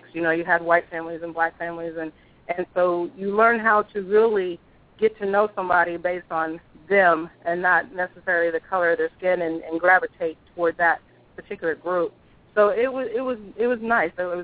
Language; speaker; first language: English; native; English